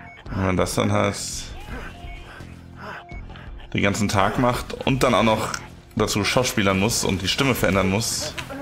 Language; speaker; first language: German; native; German